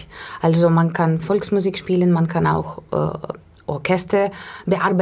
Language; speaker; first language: German; non-native, learner; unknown